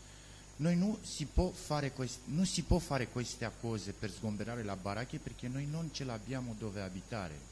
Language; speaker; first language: Italian; non-native, learner; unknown